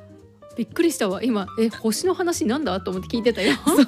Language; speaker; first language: Japanese; native; Japanese